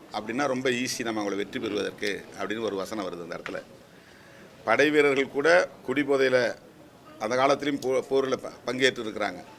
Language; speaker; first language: Tamil; native; Tamil